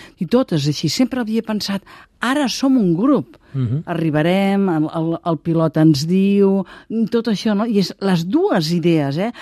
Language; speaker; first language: Catalan; native; Catalan